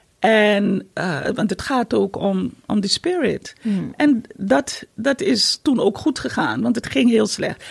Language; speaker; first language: Dutch; native; Dutch